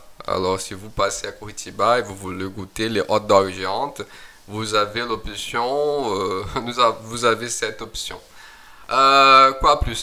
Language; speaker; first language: French; non-native, fluent; Portuguese